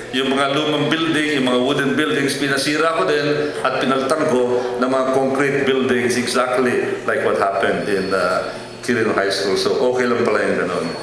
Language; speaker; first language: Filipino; native; Filipino